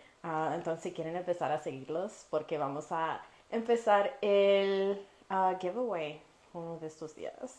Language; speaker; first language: Spanish; early bilingual, heritage; Spanish